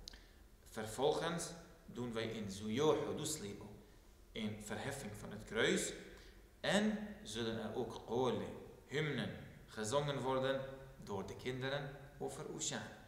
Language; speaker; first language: Dutch; non-native, fluent; Turoyo